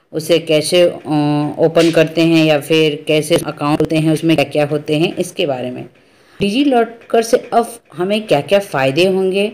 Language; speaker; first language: Hindi; native; Hindi